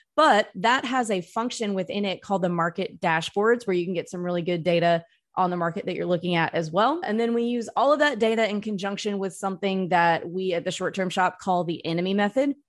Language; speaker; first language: English; native; English